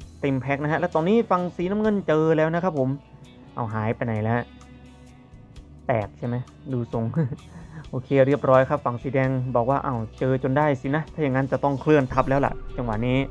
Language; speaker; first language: Thai; native; Thai